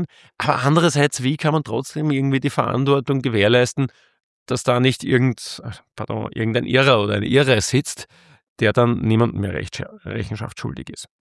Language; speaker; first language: German; native; German